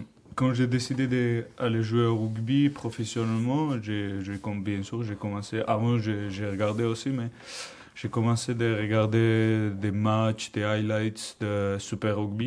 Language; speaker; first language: French; non-native, learner; Georgian